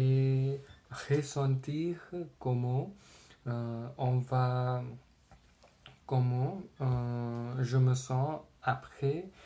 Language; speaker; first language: French; non-native, learner; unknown